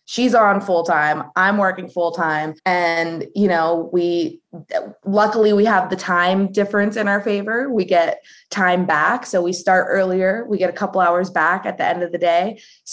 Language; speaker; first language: English; native; English